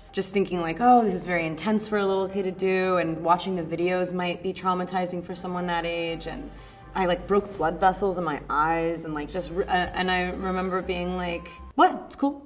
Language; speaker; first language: English; native; English